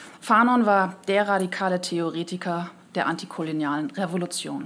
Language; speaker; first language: German; native; German